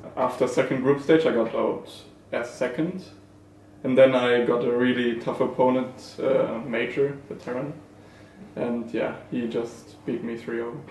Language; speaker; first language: English; non-native, fluent; German